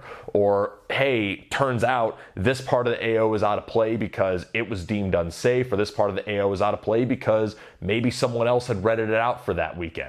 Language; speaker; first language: English; native; English